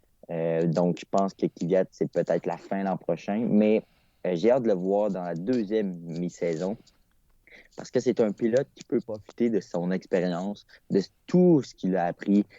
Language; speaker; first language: French; native; French